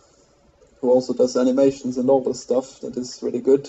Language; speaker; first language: English; non-native, fluent; German